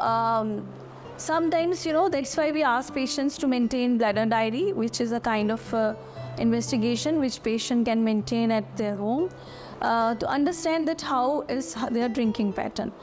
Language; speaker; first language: English; non-native, local second language; Hindi